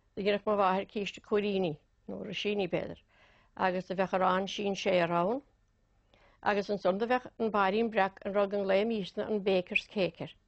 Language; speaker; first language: Irish; native; Irish